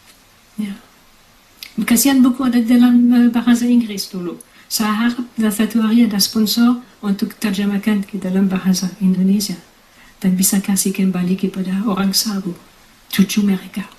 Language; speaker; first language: Indonesian; non-native, fluent; French